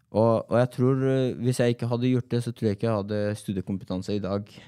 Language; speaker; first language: Norwegian; non-native, fluent; Persian